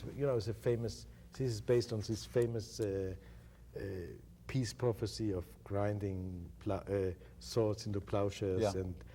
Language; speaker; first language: English; non-native, fluent; German